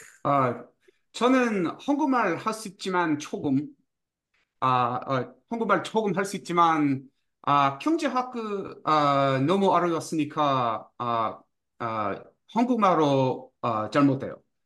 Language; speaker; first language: Korean; non-native, learner; English